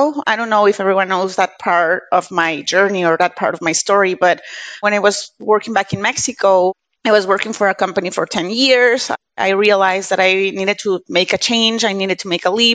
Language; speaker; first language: English; non-native, fluent; Spanish